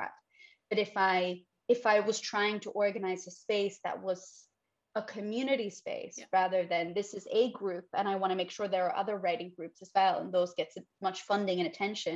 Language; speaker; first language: English; non-native, fluent; Swedish